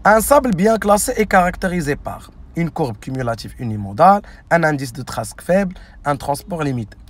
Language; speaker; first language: French; non-native, local second language; Arabic